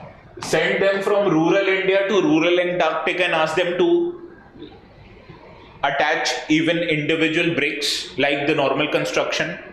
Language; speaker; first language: English; non-native, local second language; Hindi